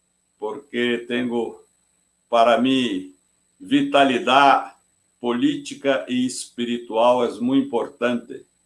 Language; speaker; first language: Spanish; non-native, fluent; Portuguese